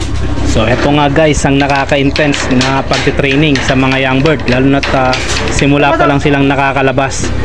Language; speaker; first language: Filipino; native; Filipino